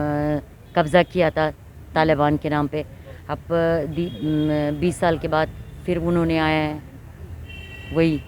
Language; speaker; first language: Hindi; non-native, fluent; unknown